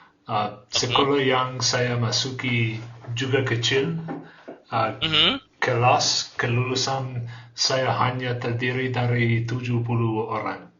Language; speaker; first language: Indonesian; non-native, learner; English